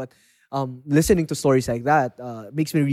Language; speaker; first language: English; non-native, local second language; Filipino